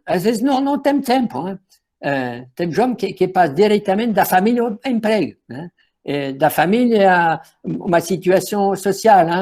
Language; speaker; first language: Portuguese; non-native, fluent; French